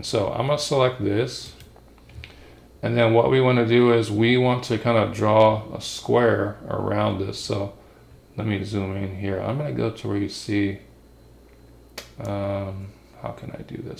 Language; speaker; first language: English; native; English